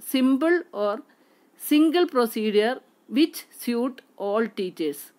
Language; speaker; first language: English; non-native, local second language; Malayalam